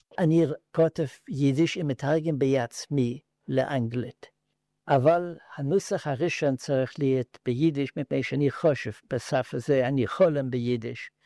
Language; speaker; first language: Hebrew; non-native, learner; Yiddish